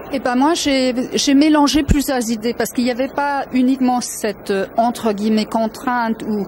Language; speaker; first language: French; early bilingual, other home language; Danish